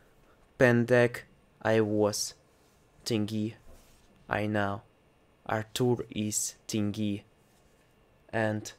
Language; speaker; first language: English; non-native, learner; Russian